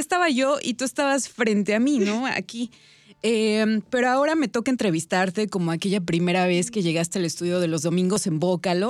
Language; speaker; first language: Spanish; native; Spanish